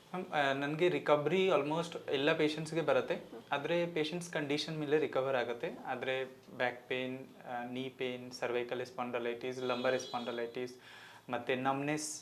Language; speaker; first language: Kannada; non-native, local second language; Hindi